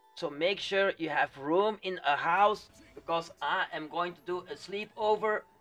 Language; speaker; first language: English; non-native, fluent; Dutch